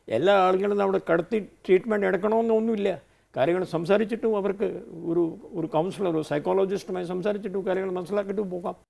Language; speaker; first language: Malayalam; non-native, fluent; Hindi